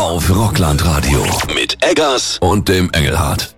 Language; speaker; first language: German; native; German